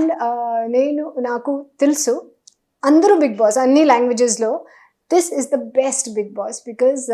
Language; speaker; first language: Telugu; non-native, local second language; Hindi